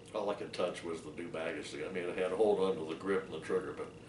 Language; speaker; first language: English; native; English